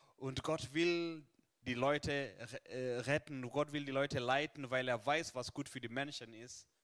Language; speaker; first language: German; non-native, fluent; Swahili